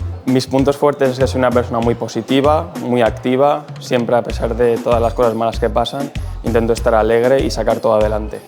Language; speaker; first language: Spanish; native; Spanish